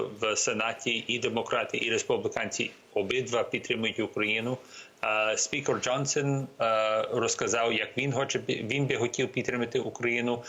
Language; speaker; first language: Ukrainian; early bilingual, heritage; Ukrainian